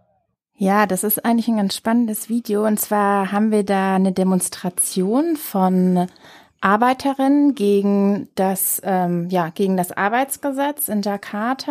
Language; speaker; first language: German; native; German